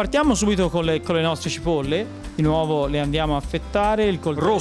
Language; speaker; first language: Italian; native; Italian